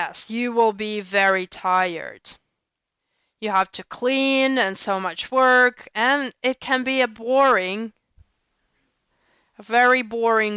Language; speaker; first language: English; non-native, fluent; Russian